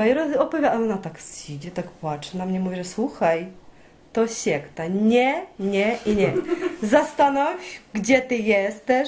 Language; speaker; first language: Polish; non-native, learner; Ukrainian